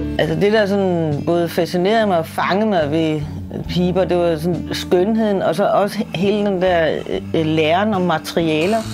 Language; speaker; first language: Danish; native; Danish